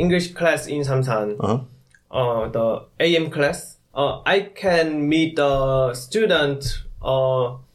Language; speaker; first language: English; non-native, learner; Korean